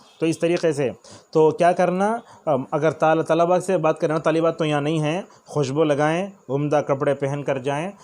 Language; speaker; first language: Urdu; native; Urdu